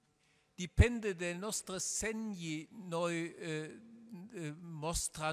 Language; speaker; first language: Italian; non-native, learner; German